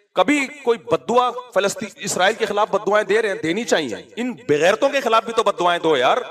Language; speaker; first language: Urdu; native; Urdu